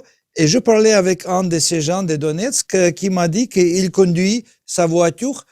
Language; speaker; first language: French; non-native, learner; Russian